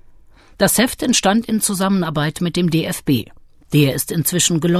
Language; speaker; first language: German; native; German